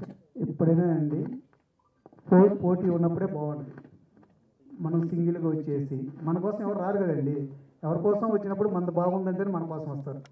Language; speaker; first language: Telugu; native; Telugu